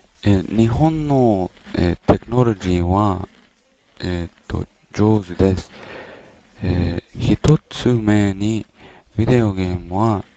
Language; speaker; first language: Japanese; non-native, learner; English